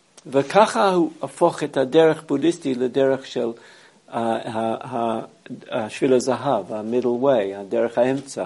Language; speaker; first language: Hebrew; non-native, fluent; English